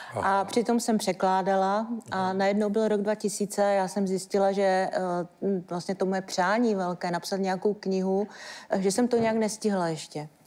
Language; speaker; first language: Czech; native; Czech